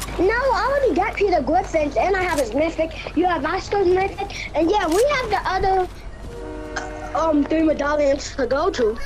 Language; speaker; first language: English; native; English